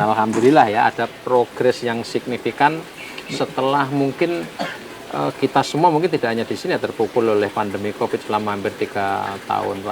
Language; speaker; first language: Indonesian; native; Indonesian